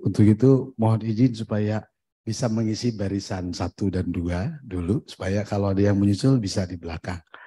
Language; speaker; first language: Indonesian; native; Indonesian